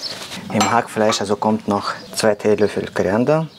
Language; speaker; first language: German; non-native, learner; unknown